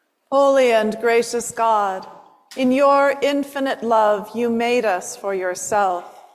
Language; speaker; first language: English; native; English